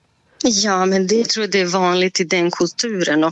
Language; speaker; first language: Swedish; non-native, fluent; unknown